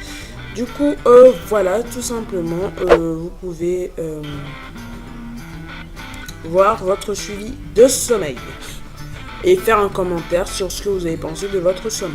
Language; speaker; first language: French; native; French